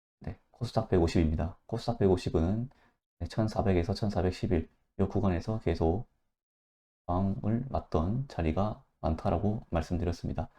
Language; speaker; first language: Korean; native; Korean